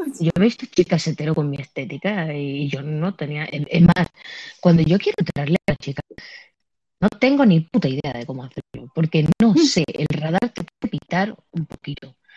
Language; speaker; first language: Spanish; native; Spanish